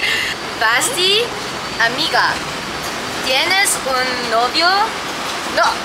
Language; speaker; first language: Spanish; non-native, learner; English